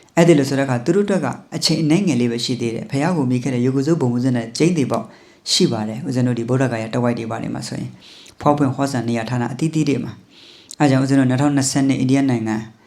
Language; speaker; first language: Burmese; native; Burmese